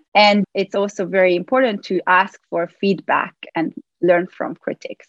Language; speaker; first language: English; non-native, fluent; Hungarian